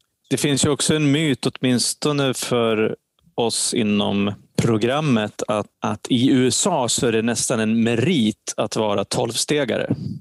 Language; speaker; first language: Swedish; native; Swedish